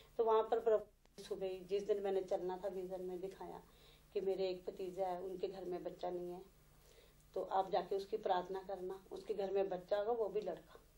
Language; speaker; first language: Hindi; non-native, local second language; Punjabi